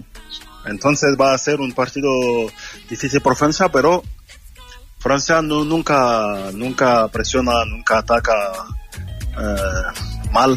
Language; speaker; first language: Spanish; non-native, fluent; French